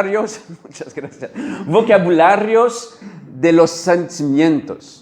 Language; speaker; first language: Spanish; non-native, learner; French